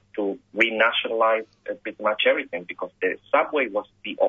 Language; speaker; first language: English; non-native, fluent; Spanish